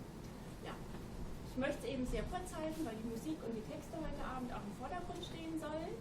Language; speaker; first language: German; native; German